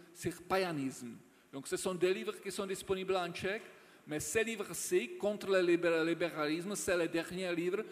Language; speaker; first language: French; non-native, fluent; Czech